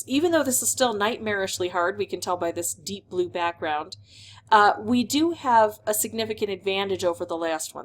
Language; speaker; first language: English; native; English